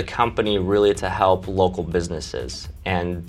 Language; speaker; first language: English; early bilingual, other home language; Chinese